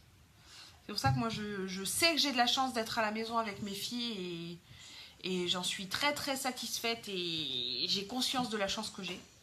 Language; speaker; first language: French; native; French